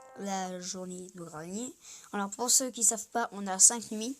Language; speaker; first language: French; native; French